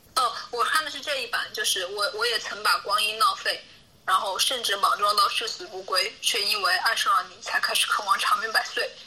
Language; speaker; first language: Chinese; native; Chinese